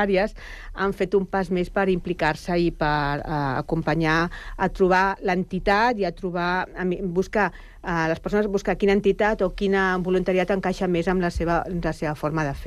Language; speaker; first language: Catalan; native; Catalan